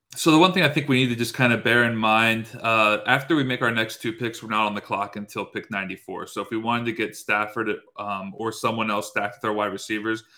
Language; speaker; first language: English; native; English